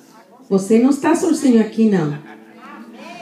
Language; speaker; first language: Portuguese; non-native, fluent; Spanish